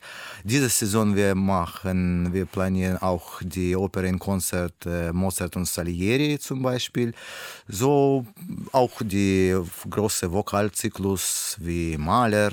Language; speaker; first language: German; non-native, learner; Russian